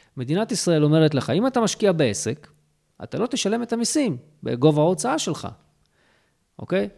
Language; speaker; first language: Hebrew; early bilingual, other home language; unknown